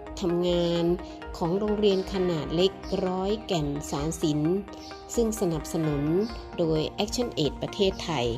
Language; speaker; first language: Thai; native; Thai